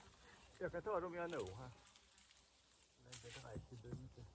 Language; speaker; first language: Swedish; native; Swedish